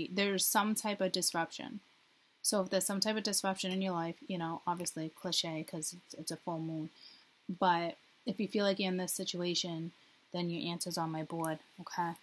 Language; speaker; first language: English; native; English